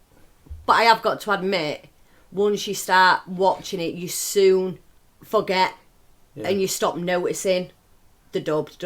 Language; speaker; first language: English; native; English